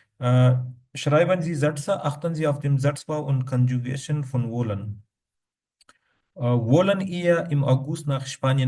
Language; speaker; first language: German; non-native, fluent; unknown